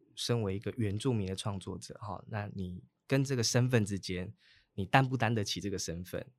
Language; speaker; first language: Chinese; native; Chinese